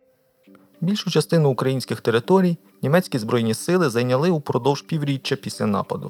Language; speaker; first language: Ukrainian; native; Ukrainian